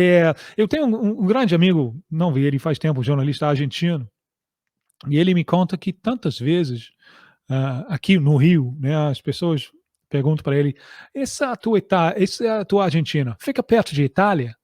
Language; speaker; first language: Portuguese; non-native, fluent; English